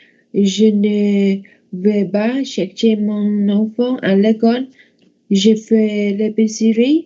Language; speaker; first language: French; non-native, learner; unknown